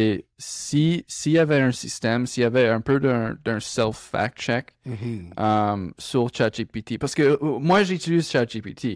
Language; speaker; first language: French; non-native, local second language; English